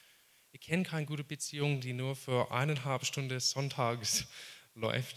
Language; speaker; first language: German; non-native, fluent; English